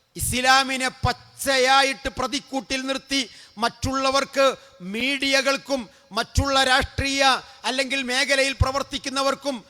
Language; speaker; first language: Malayalam; native; Malayalam